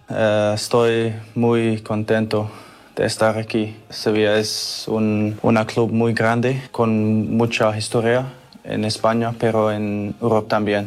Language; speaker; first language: Spanish; non-native, learner; English